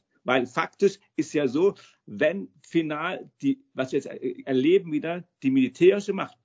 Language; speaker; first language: German; native; German